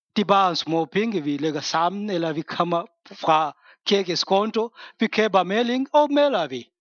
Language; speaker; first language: Danish; non-native, fluent; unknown